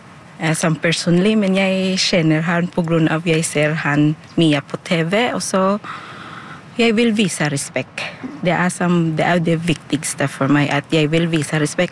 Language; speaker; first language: Norwegian; non-native, fluent; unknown